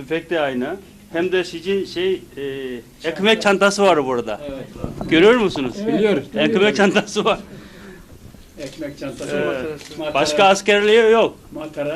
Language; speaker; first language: Turkish; non-native, fluent; Korean